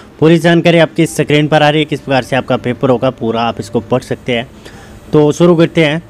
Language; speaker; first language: Hindi; native; Hindi